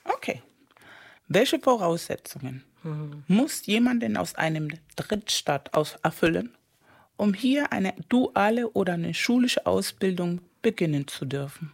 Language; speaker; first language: German; non-native, fluent; Spanish